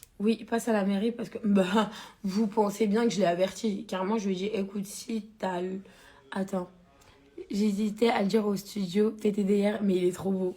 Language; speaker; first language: French; native; French